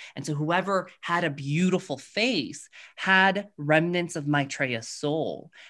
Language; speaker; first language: English; native; English